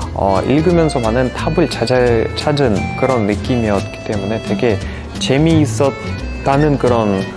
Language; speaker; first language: Korean; non-native, fluent; Russian